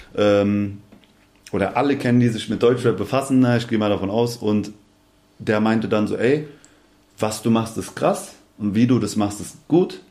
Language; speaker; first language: German; native; German